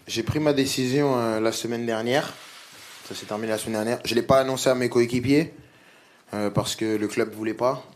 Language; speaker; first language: French; native; French